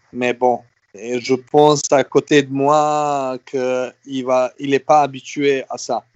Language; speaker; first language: French; non-native, fluent; Serbian